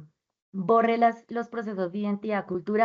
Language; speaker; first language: Spanish; native; Spanish